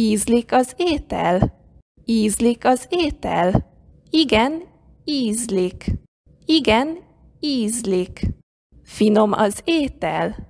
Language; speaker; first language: Hungarian; non-native, fluent; Korean